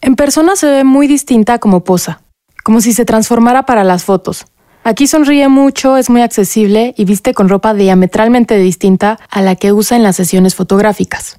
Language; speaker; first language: Spanish; native; Spanish